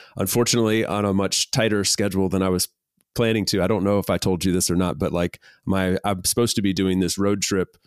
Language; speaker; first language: English; native; English